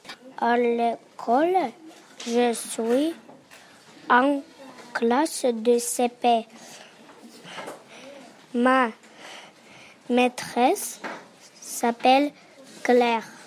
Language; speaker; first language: French; early bilingual, other home language; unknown